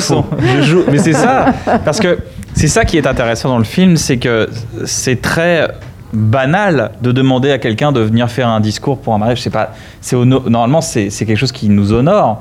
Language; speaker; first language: French; native; French